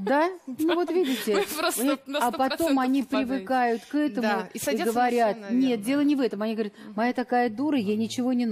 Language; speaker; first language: Russian; native; Russian